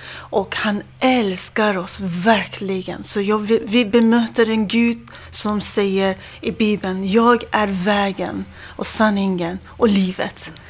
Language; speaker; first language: Swedish; non-native, fluent; Persian